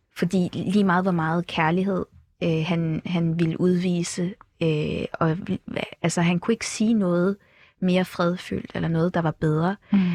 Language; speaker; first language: Danish; early bilingual, other home language; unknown